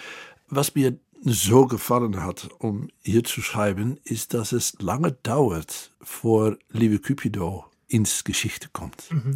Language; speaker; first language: German; non-native, fluent; Dutch